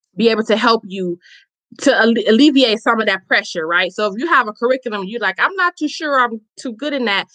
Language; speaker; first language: English; native; English